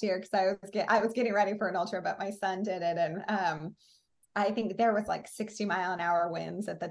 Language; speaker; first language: English; native; English